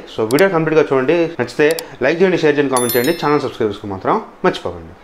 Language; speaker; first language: Telugu; native; Telugu